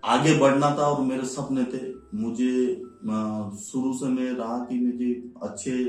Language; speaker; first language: Hindi; native; Hindi